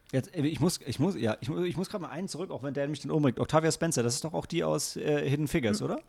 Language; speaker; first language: German; native; German